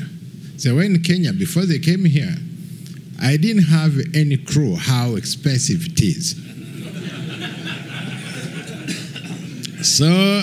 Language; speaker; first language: English; non-native, local second language; Kinyarwanda